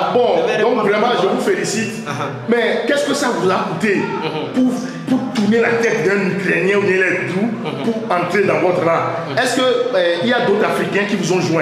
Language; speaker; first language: French; non-native, local second language; Yoruba